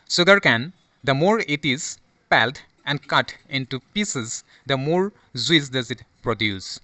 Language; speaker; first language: English; non-native, local second language; Assamese